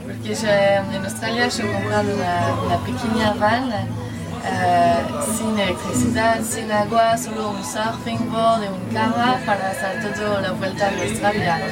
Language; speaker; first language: Spanish; non-native, learner; French